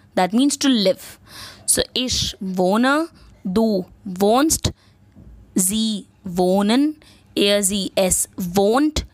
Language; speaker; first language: German; non-native, fluent; Hindi